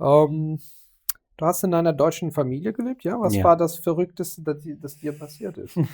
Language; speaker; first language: German; non-native, fluent; Italian